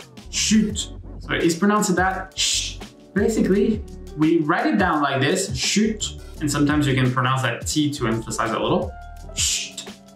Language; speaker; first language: English; non-native, fluent; French